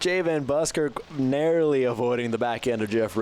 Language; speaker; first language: English; native; English